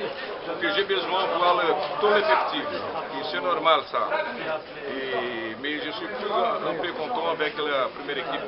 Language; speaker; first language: French; non-native, learner; Portuguese